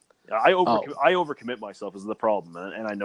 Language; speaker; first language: English; native; English